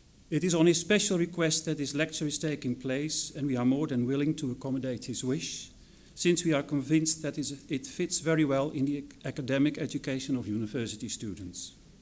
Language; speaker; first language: English; non-native, fluent; Dutch